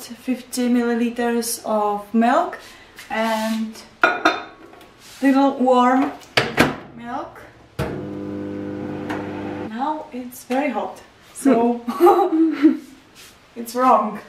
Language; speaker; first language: English; non-native, learner; Czech